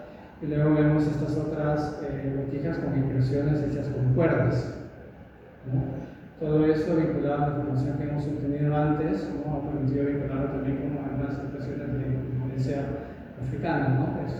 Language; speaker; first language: Spanish; native; Spanish